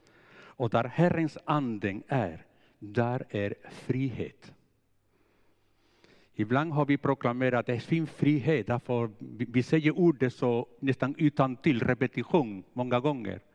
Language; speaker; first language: Swedish; non-native, fluent; Spanish